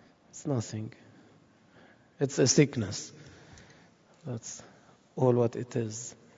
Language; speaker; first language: English; non-native, fluent; Arabic